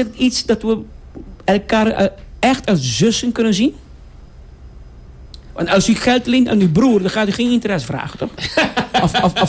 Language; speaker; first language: Dutch; non-native, local second language; Papiamento